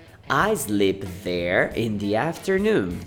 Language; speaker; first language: English; non-native, fluent; Portuguese